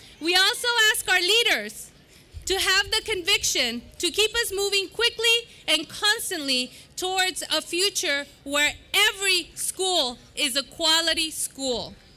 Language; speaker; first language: English; early bilingual, other home language; Spanish